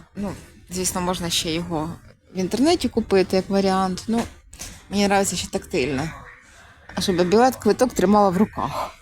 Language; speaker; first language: Ukrainian; native; Ukrainian